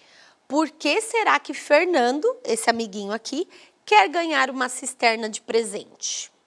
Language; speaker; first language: Portuguese; native; Portuguese